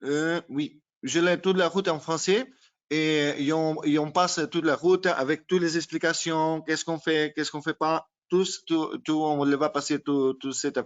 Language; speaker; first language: French; non-native, learner; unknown